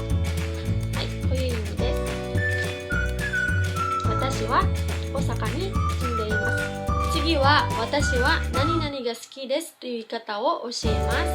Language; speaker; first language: Japanese; non-native, fluent; Filipino